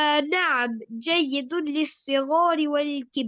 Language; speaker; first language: Arabic; non-native, learner; Albanian